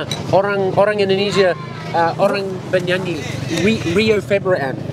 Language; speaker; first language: Indonesian; non-native, learner; English